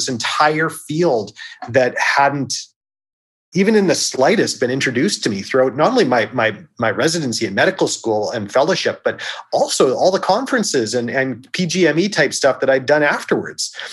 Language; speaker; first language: English; native; English